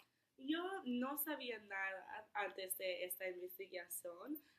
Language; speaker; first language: Spanish; non-native, learner; English